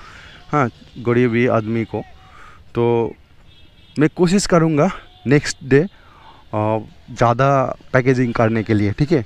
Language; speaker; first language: Hindi; non-native, local second language; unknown